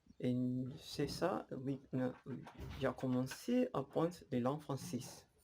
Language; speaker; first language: French; non-native, learner; Spanish